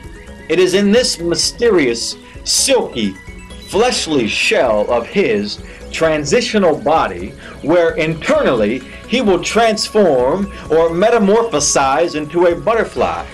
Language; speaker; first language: English; native; English